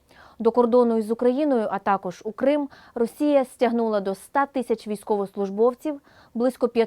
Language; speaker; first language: Ukrainian; native; Ukrainian